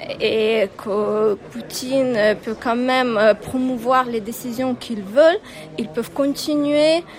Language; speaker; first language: French; non-native, fluent; Ukrainian